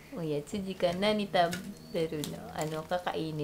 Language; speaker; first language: Japanese; non-native, fluent; Filipino